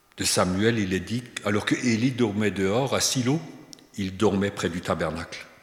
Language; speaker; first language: French; native; French